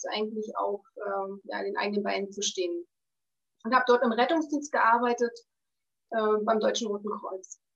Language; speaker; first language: German; native; German